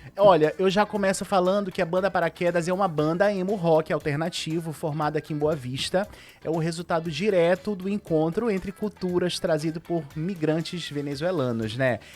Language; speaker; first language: Portuguese; native; Portuguese